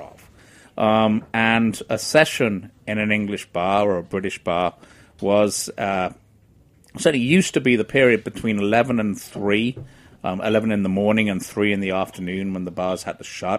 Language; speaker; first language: English; native; English